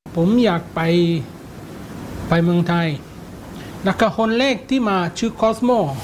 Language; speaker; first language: Thai; non-native, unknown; Portuguese